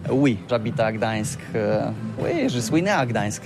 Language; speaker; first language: French; non-native, learner; Polish